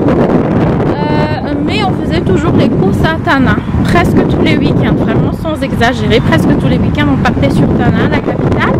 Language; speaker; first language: French; non-native, local second language; Malagasy